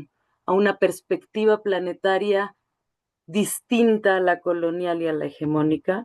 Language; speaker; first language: Spanish; native; Spanish